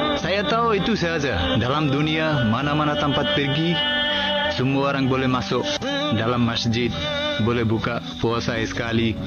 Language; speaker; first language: Malay; non-native, learner; Bangla